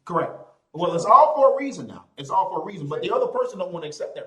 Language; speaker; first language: English; native; English